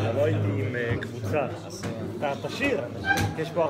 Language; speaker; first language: Hebrew; non-native, fluent; German